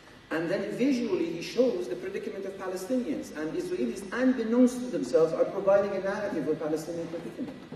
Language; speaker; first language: English; non-native, fluent; Persian